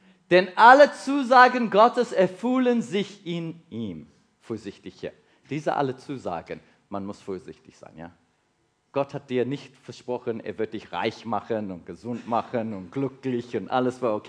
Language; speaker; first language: German; non-native, learner; English